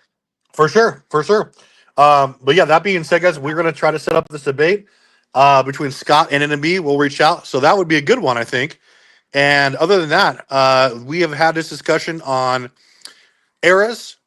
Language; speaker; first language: English; native; English